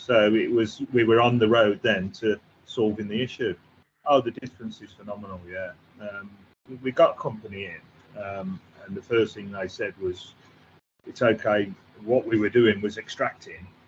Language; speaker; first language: English; native; English